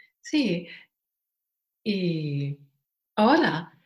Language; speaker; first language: Spanish; non-native, learner; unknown